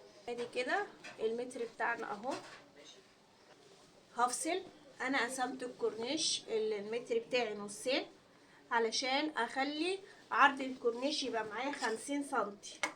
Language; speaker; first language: Arabic; native; Arabic